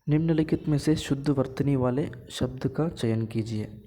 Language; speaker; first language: Hindi; non-native, local second language; Kannada